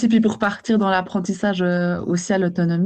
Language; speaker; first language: French; native; French